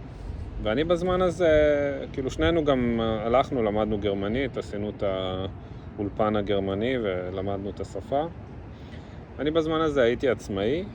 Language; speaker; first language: Hebrew; early bilingual, other home language; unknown